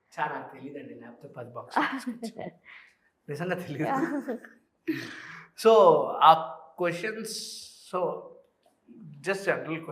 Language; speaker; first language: Telugu; native; Telugu